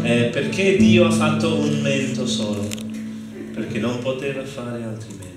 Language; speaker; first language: Italian; non-native, learner; English